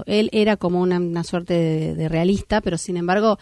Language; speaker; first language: Spanish; native; Spanish